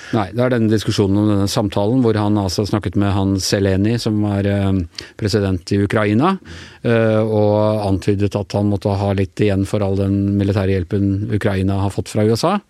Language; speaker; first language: Norwegian; native; Norwegian